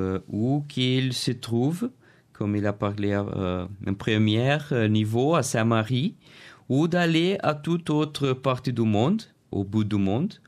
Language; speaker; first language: French; non-native, learner; Portuguese